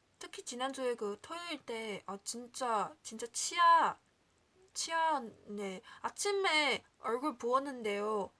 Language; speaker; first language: Korean; non-native, learner; Chinese